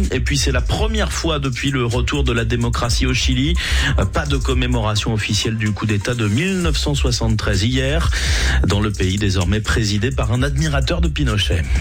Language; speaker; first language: French; native; French